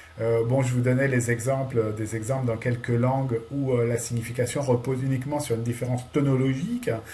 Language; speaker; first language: French; native; French